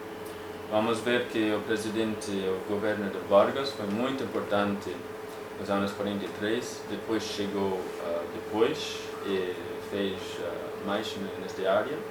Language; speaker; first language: Portuguese; non-native, fluent; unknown